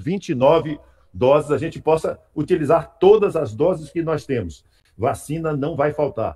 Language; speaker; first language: Portuguese; native; Portuguese